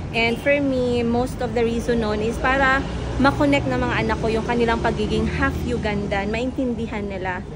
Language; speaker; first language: Filipino; non-native, local second language; Cebuano